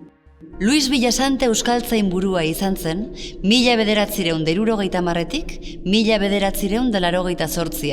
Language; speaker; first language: Basque; native; Basque